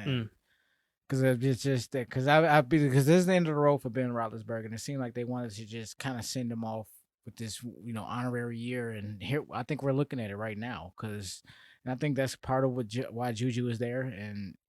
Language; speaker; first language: English; native; English